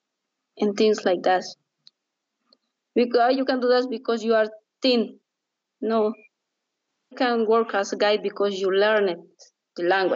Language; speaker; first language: English; non-native, learner; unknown